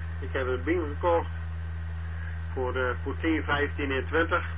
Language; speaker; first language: Dutch; native; Dutch